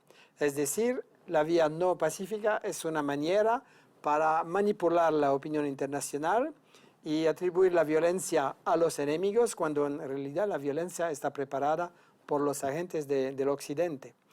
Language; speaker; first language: Spanish; non-native, fluent; French